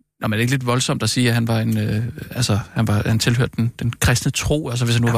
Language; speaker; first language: Danish; native; Danish